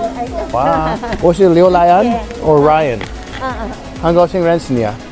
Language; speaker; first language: Chinese; non-native, fluent; English